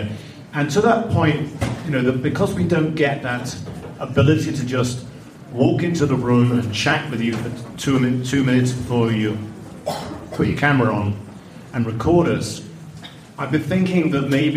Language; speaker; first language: English; native; English